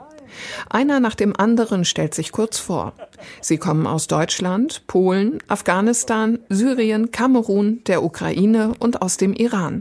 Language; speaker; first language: German; native; German